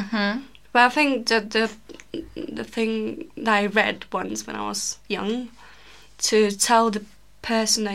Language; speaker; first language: English; non-native, fluent; Polish